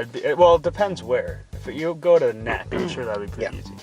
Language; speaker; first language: English; native; English